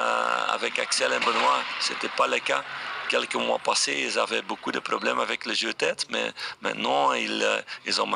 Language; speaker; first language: French; non-native, fluent; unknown